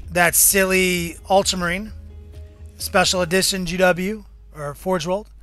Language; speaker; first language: English; native; English